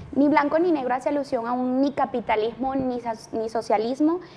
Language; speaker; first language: Spanish; native; Spanish